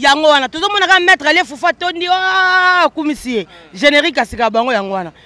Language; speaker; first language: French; non-native, local second language; Lingala